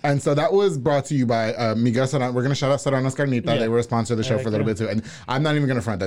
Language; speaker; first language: English; native; English